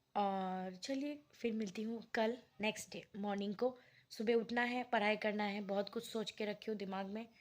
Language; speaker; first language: Hindi; non-native, local second language; Assamese